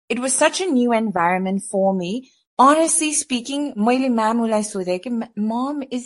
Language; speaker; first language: English; early bilingual, other home language; Nepali